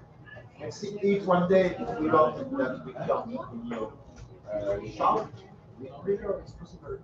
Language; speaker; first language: English; non-native, learner; French